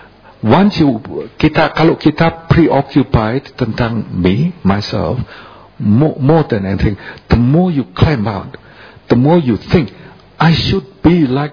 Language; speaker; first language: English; non-native, fluent; Indonesian